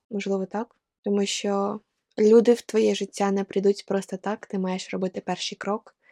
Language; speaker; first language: Ukrainian; non-native, local second language; Russian